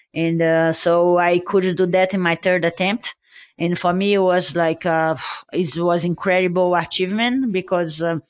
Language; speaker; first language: English; non-native, learner; Portuguese